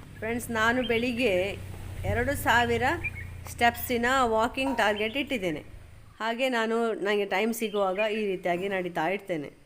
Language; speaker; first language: Kannada; non-native, local second language; Tulu